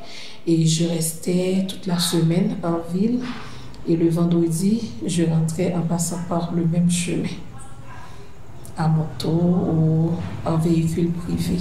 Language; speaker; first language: French; non-native, local second language; Haitian Creole